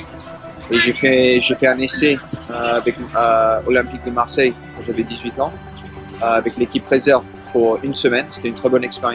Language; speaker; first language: French; early bilingual, heritage; French